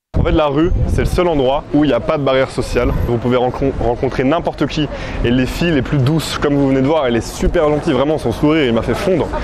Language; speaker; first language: French; early bilingual, other home language; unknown